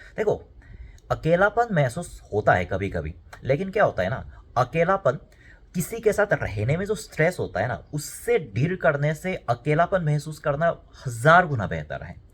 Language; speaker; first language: Hindi; non-native, fluent; Korean